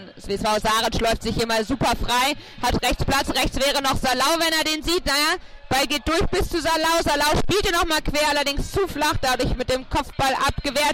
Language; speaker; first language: German; native; German